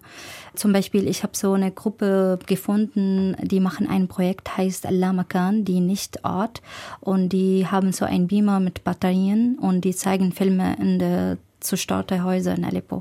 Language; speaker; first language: German; non-native, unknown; Arabic